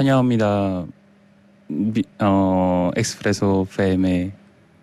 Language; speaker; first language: Spanish; non-native, learner; Korean